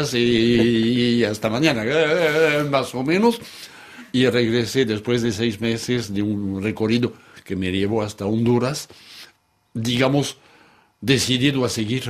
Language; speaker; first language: Spanish; non-native, fluent; French